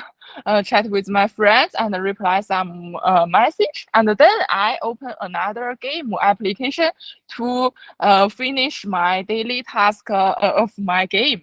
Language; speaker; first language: English; non-native, fluent; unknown